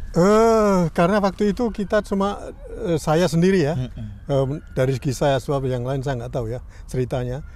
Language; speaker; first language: Indonesian; native; Indonesian